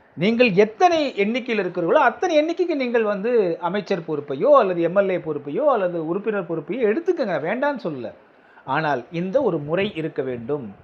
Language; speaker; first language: Tamil; native; Tamil